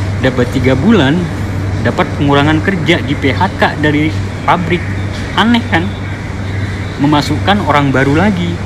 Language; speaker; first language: Indonesian; native; Indonesian